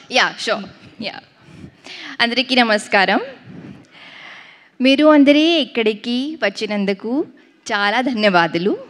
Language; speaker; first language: Telugu; non-native, learner; Marathi